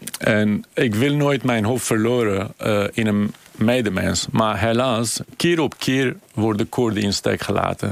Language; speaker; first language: Dutch; non-native, fluent; Kurdish